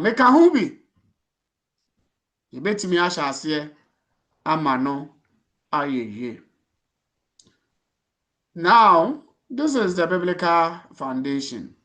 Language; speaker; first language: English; non-native, local second language; Akan